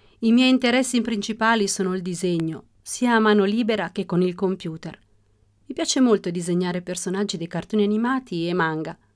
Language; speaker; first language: Italian; early bilingual, other home language; Russian